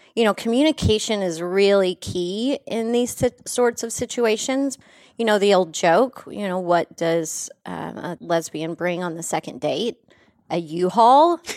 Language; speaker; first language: English; native; English